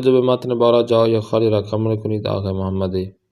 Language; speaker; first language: Persian; non-native, fluent; Urdu